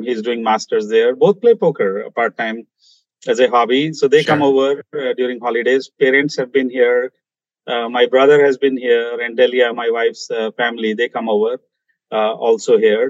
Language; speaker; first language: English; non-native, local second language; Hindi